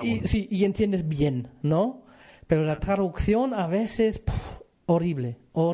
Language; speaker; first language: Spanish; non-native, fluent; German